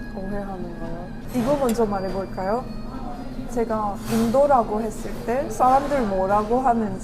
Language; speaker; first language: Korean; non-native, fluent; Hindi